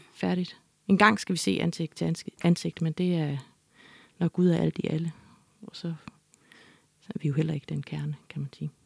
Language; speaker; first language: Danish; native; Danish